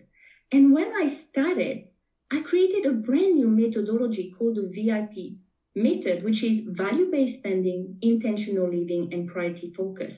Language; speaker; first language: English; non-native, fluent; French